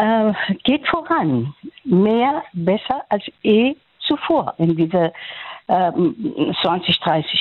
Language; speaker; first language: German; non-native, fluent; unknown